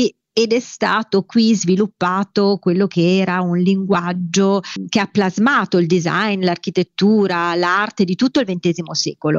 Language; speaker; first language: Italian; native; Italian